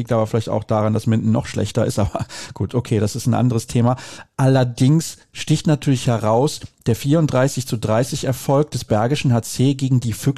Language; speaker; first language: German; native; German